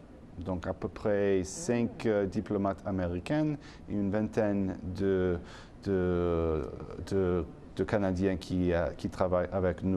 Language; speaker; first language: French; non-native, fluent; English